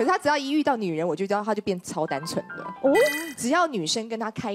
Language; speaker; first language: Chinese; native; Chinese